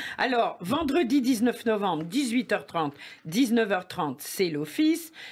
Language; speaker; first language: French; native; French